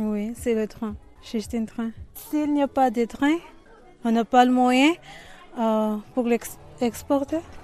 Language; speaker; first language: French; non-native, local second language; Malagasy